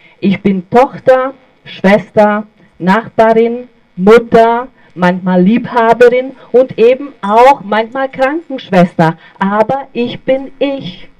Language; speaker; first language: German; non-native, fluent; Bosnian